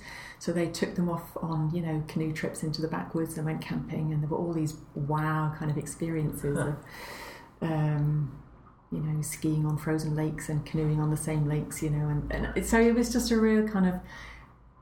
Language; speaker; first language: English; native; English